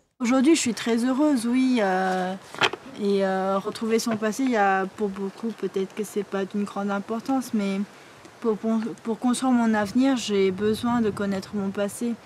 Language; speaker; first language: French; early bilingual, other home language; Korean